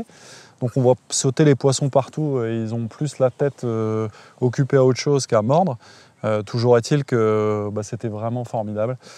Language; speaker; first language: French; native; French